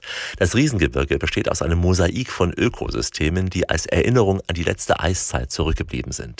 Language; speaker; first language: German; native; German